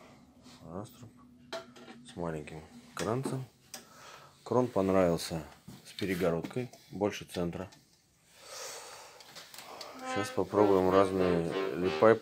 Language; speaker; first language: Russian; native; Russian